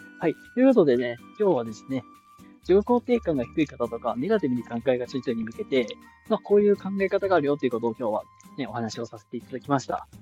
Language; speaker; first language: Japanese; native; Japanese